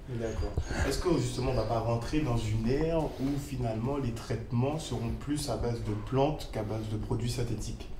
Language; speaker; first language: French; native; French